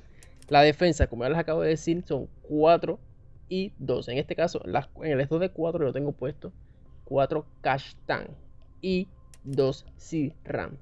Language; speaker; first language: Spanish; native; Spanish